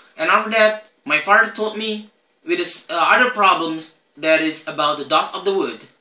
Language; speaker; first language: English; non-native, learner; Indonesian